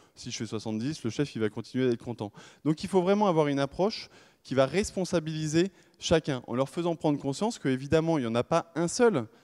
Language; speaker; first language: French; native; French